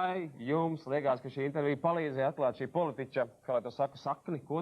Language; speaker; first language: Latvian; native; Latvian